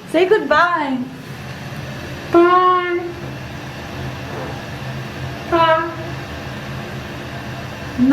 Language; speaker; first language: English; non-native, learner; Czech